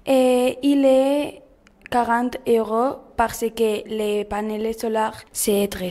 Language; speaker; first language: French; non-native, learner; Spanish